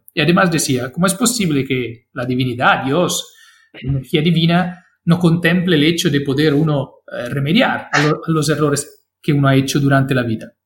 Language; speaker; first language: Spanish; non-native, fluent; Italian